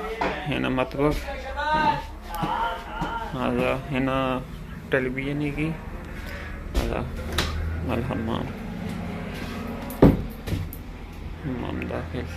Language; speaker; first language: Arabic; non-native, learner; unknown